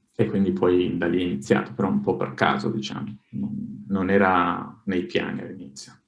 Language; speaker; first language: Italian; early bilingual, other home language; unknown